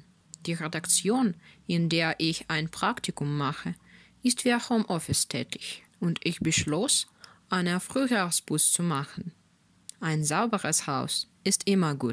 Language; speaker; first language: German; non-native, fluent; Russian